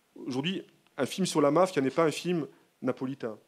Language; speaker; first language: French; native; French